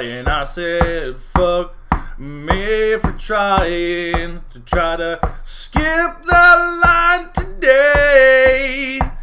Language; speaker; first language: English; native; English